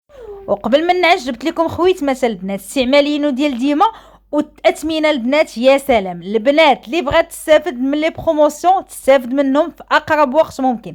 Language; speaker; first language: Arabic; native; Arabic